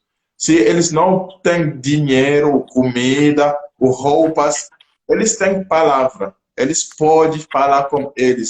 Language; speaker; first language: Portuguese; non-native, local second language; French